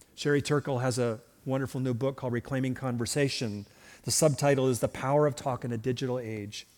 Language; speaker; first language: English; early bilingual, other home language; Swedish